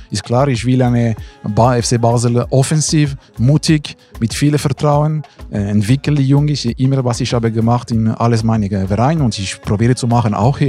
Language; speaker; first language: German; non-native, local second language; French